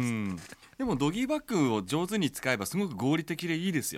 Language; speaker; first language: Japanese; native; Japanese